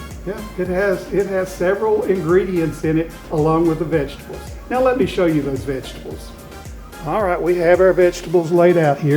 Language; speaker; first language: English; native; English